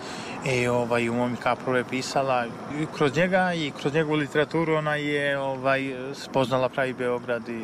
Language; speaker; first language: Serbian; native; Serbian